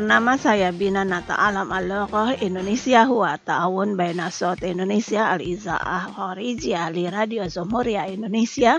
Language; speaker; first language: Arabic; non-native, fluent; Indonesian